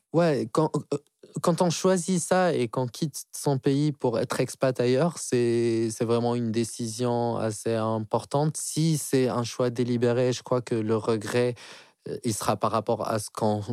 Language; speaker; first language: French; non-native, local second language; Arabic